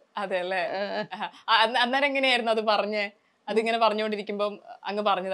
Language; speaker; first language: Malayalam; native; Malayalam